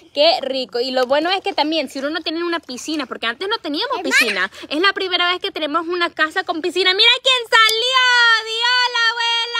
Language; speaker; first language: Spanish; early bilingual, heritage; Spanish